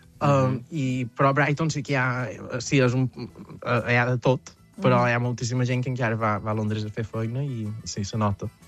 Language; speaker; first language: Catalan; native; Catalan